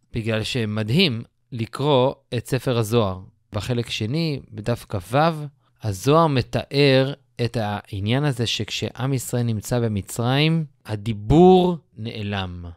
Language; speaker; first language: Hebrew; native; Hebrew